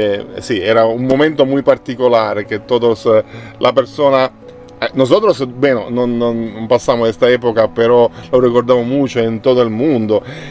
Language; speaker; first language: Spanish; non-native, learner; Italian